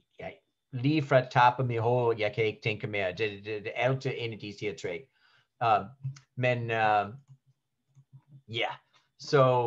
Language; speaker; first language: Danish; non-native, learner; English